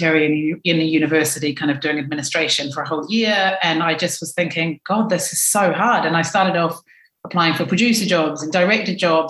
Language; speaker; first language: English; native; English